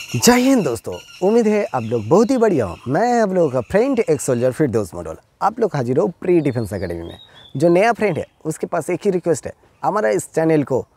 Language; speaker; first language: Hindi; non-native, local second language; Bangla